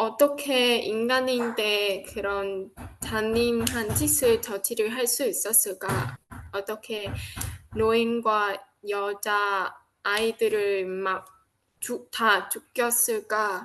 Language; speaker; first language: Korean; non-native, fluent; Vietnamese